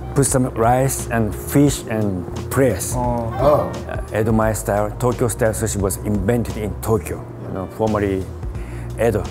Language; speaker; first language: English; non-native, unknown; Japanese